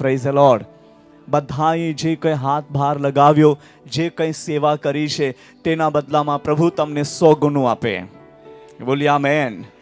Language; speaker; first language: Gujarati; non-native, local second language; Marathi